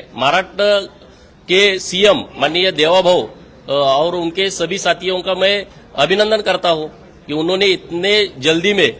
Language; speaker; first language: Hindi; non-native, local second language; Marathi